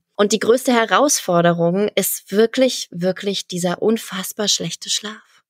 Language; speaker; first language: German; native; German